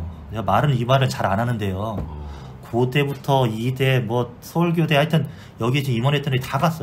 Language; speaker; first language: Korean; native; Korean